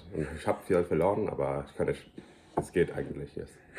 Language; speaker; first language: German; early bilingual, heritage; English